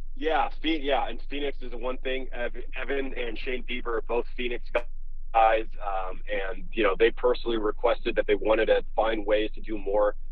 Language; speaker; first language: English; native; English